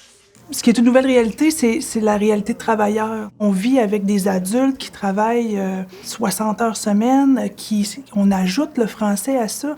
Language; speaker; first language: French; native; French